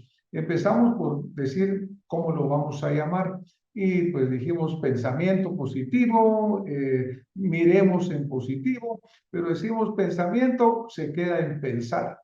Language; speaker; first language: Spanish; native; Spanish